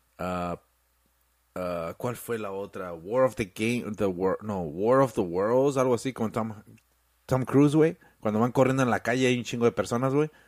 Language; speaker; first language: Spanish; early bilingual, heritage; Spanish